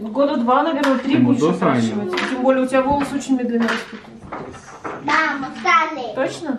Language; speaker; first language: Russian; native; Russian